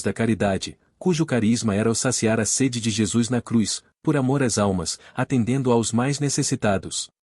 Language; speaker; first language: Portuguese; native; Portuguese